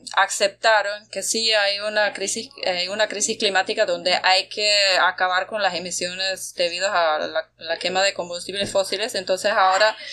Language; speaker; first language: Spanish; non-native, fluent; German